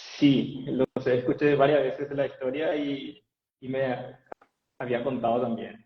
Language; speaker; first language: Spanish; native; Spanish